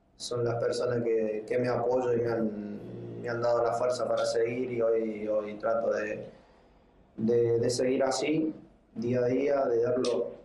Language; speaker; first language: Spanish; native; Spanish